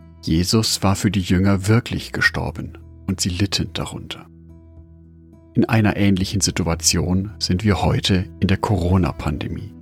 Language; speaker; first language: German; native; German